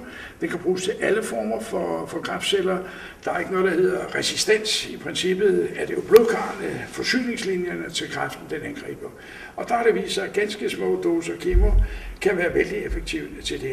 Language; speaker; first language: Danish; native; Danish